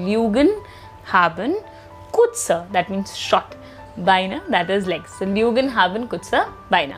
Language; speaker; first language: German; non-native, fluent; Hindi